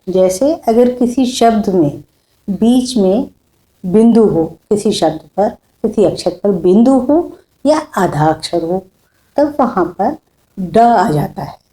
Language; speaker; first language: Hindi; native; Hindi